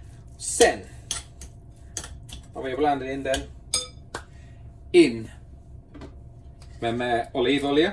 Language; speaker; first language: Swedish; non-native, fluent; English